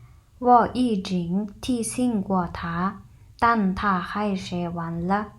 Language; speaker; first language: Chinese; non-native, fluent; Mongolian